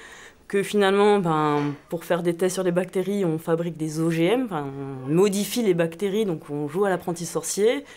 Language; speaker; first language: French; native; French